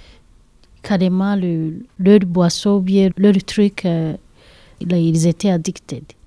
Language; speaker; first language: French; non-native, learner; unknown